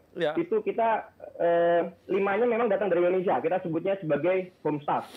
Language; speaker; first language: Indonesian; native; Indonesian